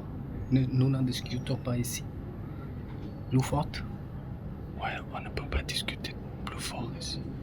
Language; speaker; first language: French; non-native, learner; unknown